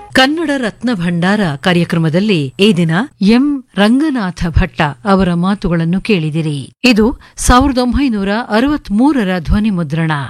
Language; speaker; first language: Kannada; native; Kannada